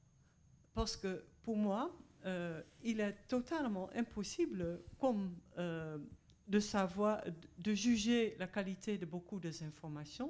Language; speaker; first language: French; non-native, fluent; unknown